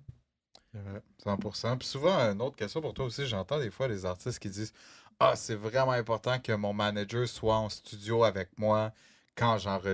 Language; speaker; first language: French; native; French